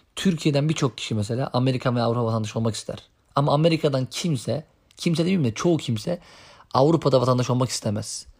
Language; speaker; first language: Turkish; native; Turkish